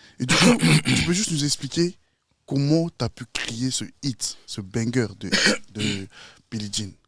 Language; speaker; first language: French; native; French